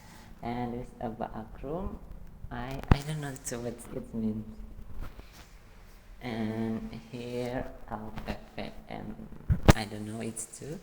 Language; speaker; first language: English; non-native, learner; Indonesian